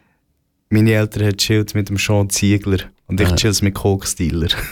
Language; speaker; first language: German; native; German